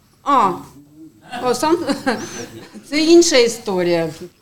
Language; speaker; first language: Dutch; non-native, learner; Ukrainian